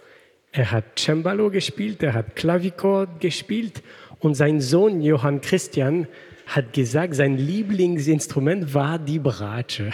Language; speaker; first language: German; non-native, fluent; French